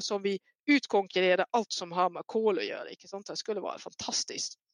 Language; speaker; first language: Norwegian; non-native, fluent; Dutch